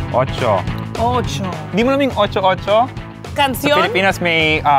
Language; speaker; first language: English; non-native, local second language; Filipino